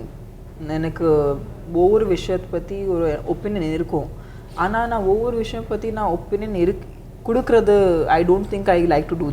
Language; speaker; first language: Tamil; non-native, fluent; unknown